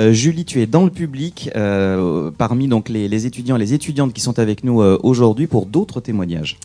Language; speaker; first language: French; native; French